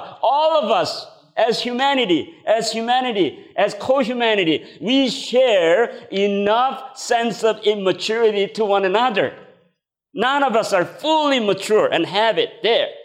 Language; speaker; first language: English; non-native, fluent; Korean